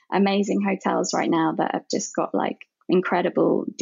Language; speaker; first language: English; native; English